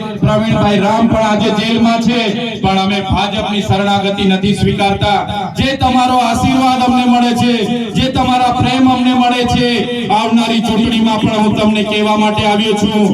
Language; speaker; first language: Gujarati; non-native, local second language; Vasavi